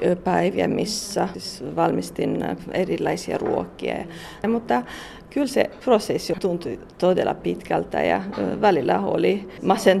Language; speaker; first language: Finnish; non-native, fluent; Romanian